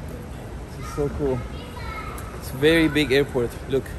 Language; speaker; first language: English; non-native, fluent; Persian